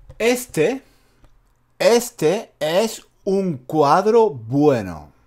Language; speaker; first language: Spanish; native; Spanish